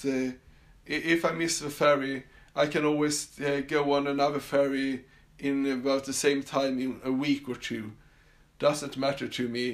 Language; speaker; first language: English; non-native, fluent; Swedish